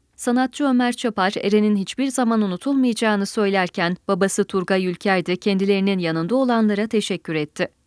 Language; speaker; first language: Turkish; native; Turkish